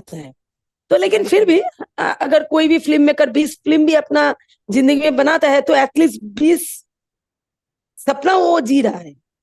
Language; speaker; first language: Hindi; non-native, local second language; Bangla